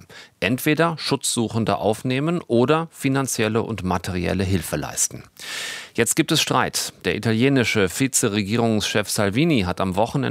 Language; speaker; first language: German; native; German